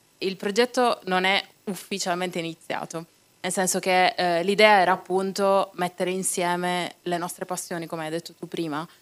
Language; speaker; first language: Italian; native; Italian